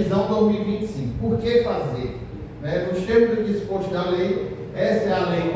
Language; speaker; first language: Portuguese; native; Portuguese